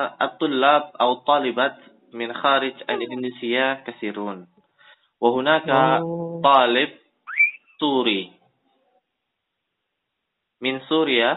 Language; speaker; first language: Arabic; non-native, fluent; Indonesian